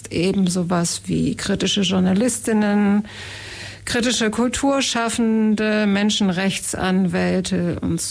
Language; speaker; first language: German; native; German